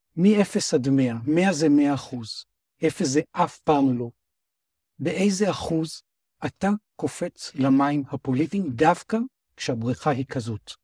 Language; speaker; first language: Hebrew; native; Hebrew